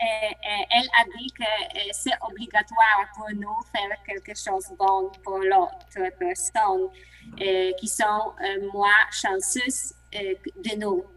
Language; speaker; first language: French; non-native, learner; Polish